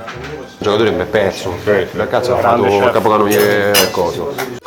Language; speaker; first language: Italian; native; Italian